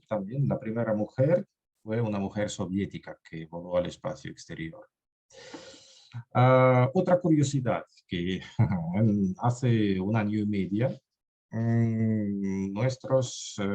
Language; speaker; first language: Spanish; non-native, fluent; Russian